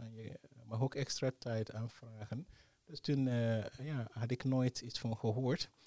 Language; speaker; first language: Dutch; non-native, fluent; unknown